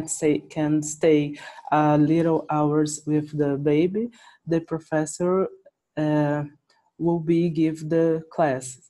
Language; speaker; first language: English; non-native, learner; Portuguese